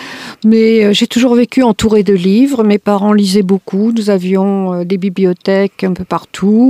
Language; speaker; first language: French; native; French